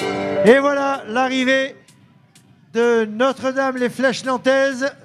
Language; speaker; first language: French; native; French